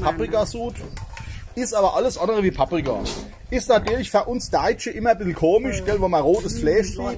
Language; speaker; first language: German; native; German